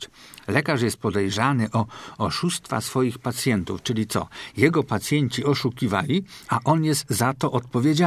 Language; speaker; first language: Polish; native; Polish